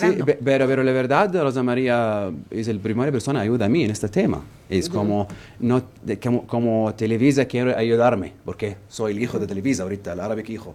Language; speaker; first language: Spanish; non-native, learner; Arabic